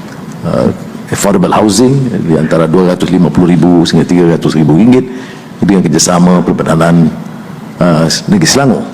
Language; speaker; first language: Malay; native; Malay